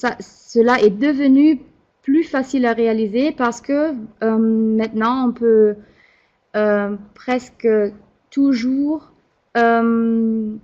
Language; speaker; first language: French; non-native, fluent; German